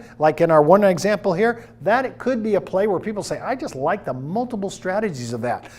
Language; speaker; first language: English; native; English